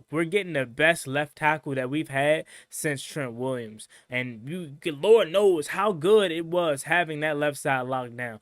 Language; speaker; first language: English; native; English